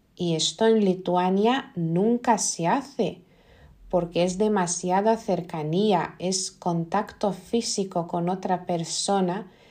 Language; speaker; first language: Spanish; non-native, fluent; Lithuanian